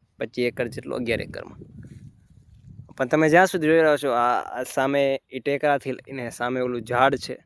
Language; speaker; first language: Gujarati; non-native, local second language; Kachhi